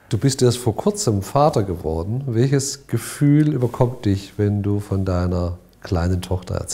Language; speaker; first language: German; native; German